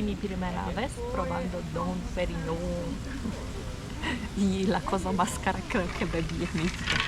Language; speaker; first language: Spanish; non-native, fluent; Portuguese